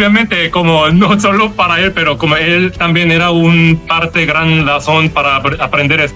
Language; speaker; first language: Spanish; non-native, learner; Korean